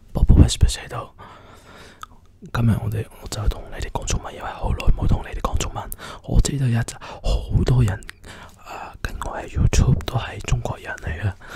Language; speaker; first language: Cantonese; early bilingual, heritage; Cantonese